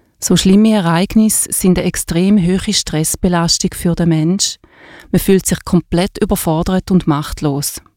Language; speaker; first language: German; native; German